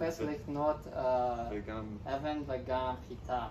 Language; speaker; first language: Hebrew; non-native, learner; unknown